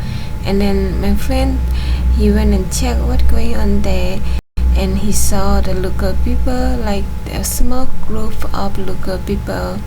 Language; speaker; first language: English; non-native, learner; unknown